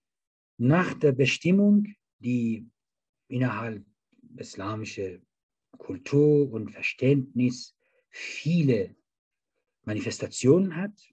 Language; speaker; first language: German; non-native, fluent; Persian